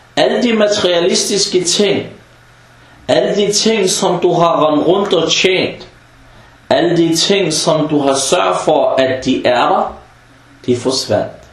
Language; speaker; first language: Danish; early bilingual, other home language; Arabic